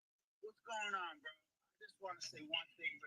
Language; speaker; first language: English; native; English